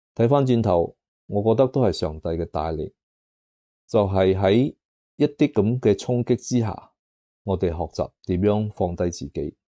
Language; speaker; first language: Cantonese; native; Cantonese